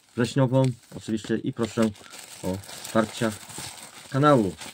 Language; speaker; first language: Polish; non-native, fluent; English